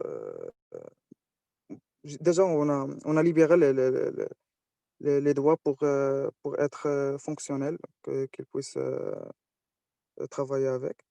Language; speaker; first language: French; non-native, local second language; Arabic